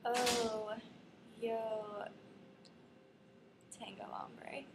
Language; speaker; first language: Spanish; non-native, learner; English